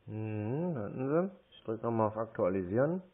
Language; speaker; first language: German; native; German